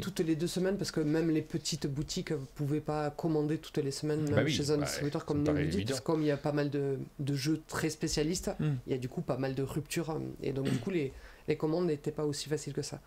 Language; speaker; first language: French; native; French